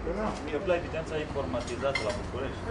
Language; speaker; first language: Romanian; native; Romanian